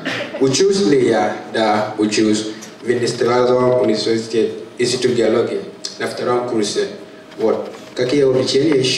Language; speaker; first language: Russian; non-native, learner; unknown